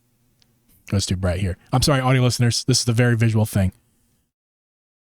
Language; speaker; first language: English; native; English